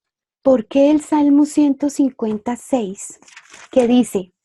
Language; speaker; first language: Spanish; native; Spanish